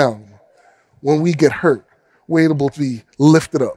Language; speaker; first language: English; native; English